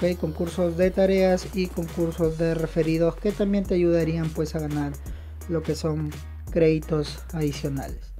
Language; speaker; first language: Spanish; native; Spanish